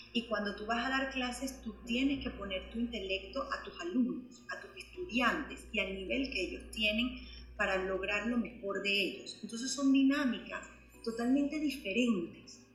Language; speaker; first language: Spanish; native; Spanish